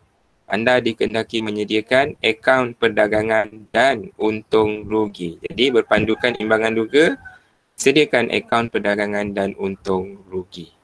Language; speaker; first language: Malay; native; Malay